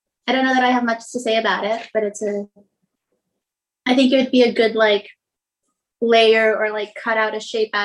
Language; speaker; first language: English; native; English